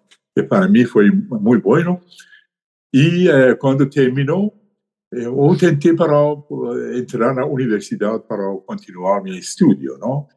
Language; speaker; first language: Spanish; non-native, fluent; Persian